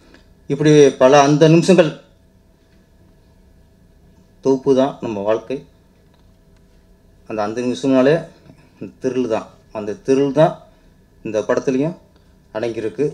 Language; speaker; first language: Tamil; native; Tamil